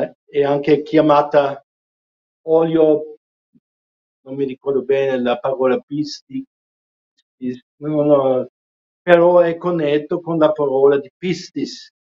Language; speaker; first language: Italian; non-native, fluent; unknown